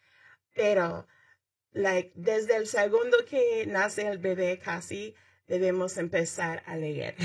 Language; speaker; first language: Spanish; early bilingual, heritage; Spanish